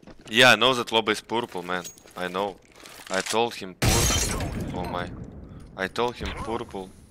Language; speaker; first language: English; non-native, fluent; Russian